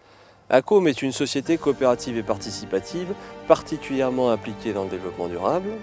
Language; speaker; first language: French; native; French